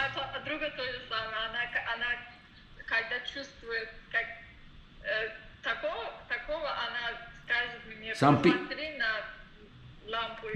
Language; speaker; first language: Russian; non-native, learner; Persian